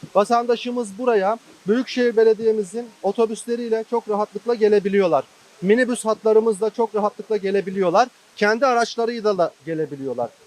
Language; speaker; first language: Turkish; native; Turkish